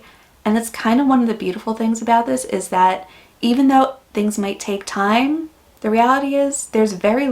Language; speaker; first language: English; native; English